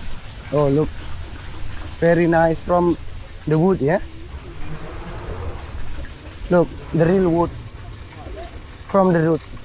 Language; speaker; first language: English; non-native, learner; Indonesian